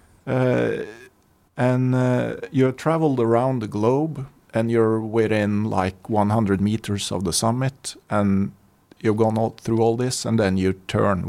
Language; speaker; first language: English; non-native, fluent; Norwegian